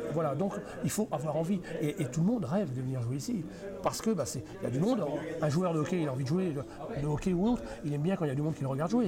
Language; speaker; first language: French; native; French